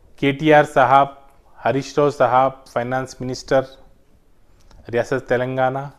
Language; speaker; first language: Hindi; non-native, local second language; Urdu